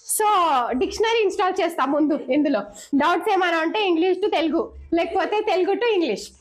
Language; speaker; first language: Telugu; native; Telugu